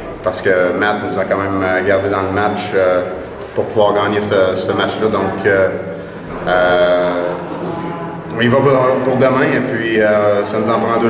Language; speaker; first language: French; native; French